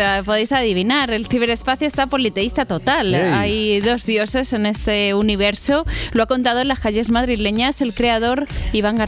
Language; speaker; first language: Spanish; native; Spanish